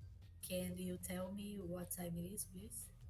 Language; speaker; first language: English; non-native, learner; Portuguese